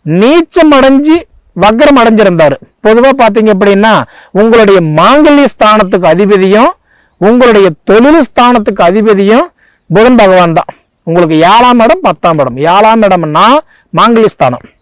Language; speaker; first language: Tamil; native; Tamil